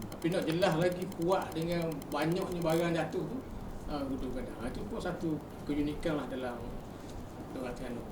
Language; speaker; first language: Malay; native; Malay